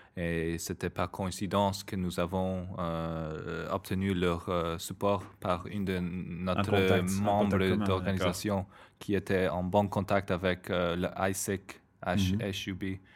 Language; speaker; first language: French; non-native, fluent; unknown